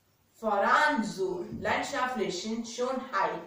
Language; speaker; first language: German; non-native, learner; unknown